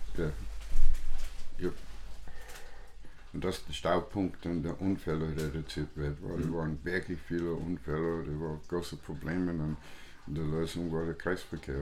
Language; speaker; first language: German; non-native, fluent; English